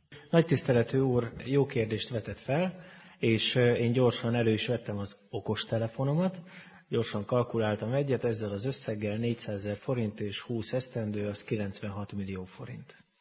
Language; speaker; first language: Hungarian; native; Hungarian